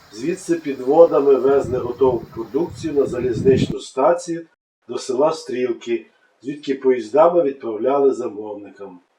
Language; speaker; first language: Ukrainian; native; Ukrainian